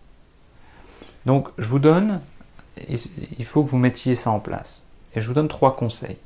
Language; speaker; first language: French; native; French